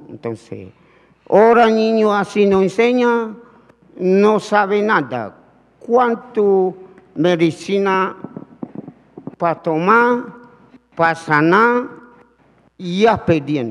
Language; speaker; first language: Spanish; non-native, learner; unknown